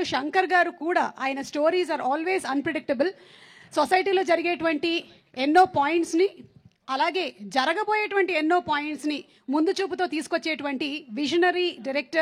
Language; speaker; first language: Telugu; native; Telugu